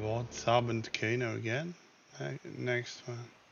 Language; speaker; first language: English; non-native, learner; Russian